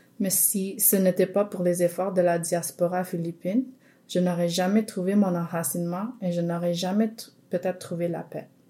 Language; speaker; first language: French; non-native, local second language; English